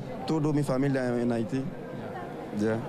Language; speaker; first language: Spanish; non-native, learner; Haitian Creole